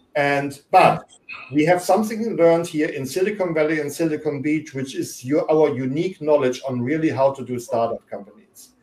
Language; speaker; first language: English; non-native, fluent; German